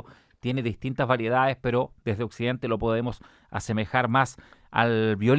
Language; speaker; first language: Spanish; native; Spanish